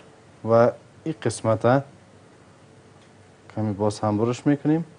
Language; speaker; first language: Persian; native; Persian